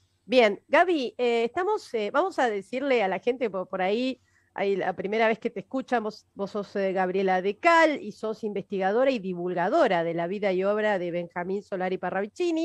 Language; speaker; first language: Spanish; native; Spanish